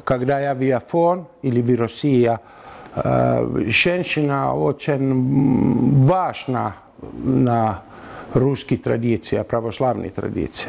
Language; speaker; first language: Russian; non-native, learner; Finnish